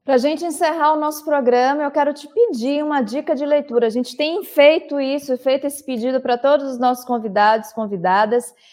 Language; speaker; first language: Portuguese; native; Portuguese